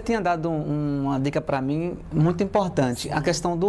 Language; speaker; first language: Portuguese; native; Portuguese